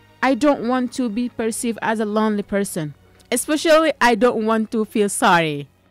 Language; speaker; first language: English; non-native, fluent; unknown